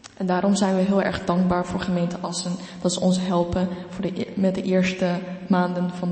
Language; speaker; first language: Dutch; non-native, fluent; Ukrainian